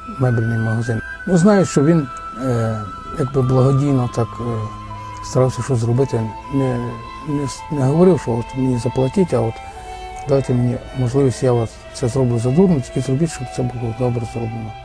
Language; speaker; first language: Ukrainian; native; Ukrainian